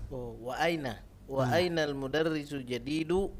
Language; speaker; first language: Arabic; non-native, learner; Indonesian